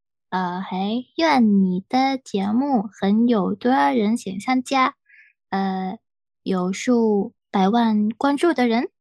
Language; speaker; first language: Chinese; non-native, learner; Thai